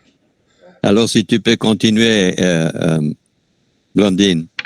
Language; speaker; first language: French; non-native, fluent; Spanish